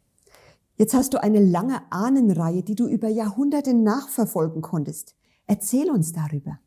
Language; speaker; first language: German; native; German